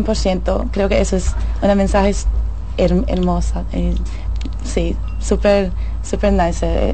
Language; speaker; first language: Spanish; non-native, fluent; English